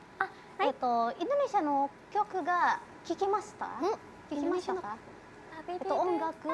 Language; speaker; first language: Japanese; non-native, learner; Indonesian